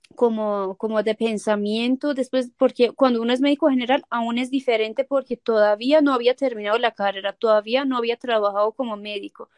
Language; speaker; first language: Spanish; non-native, fluent; Persian